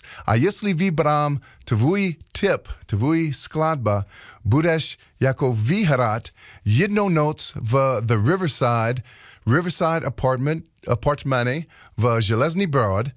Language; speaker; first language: Czech; non-native, learner; English